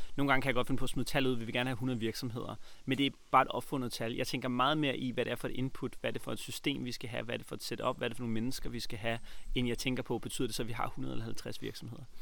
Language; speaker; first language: Danish; native; Danish